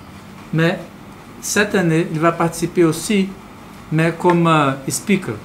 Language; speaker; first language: French; non-native, learner; Portuguese